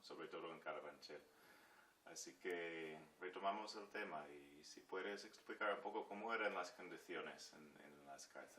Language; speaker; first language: Spanish; non-native, fluent; English